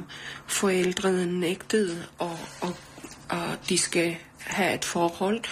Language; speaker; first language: Danish; non-native, learner; Romanian